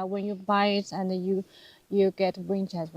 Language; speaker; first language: English; non-native, learner; Chinese